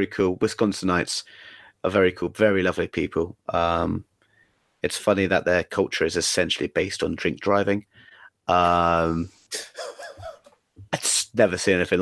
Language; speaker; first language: English; native; English